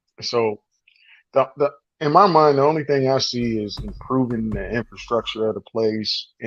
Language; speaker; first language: English; native; English